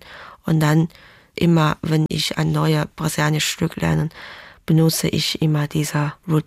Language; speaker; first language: German; early bilingual, other home language; Chinese